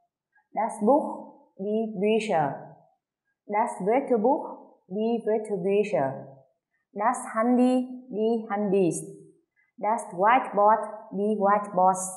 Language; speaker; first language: German; non-native, fluent; Vietnamese